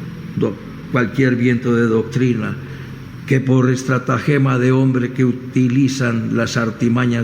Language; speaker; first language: Spanish; native; Spanish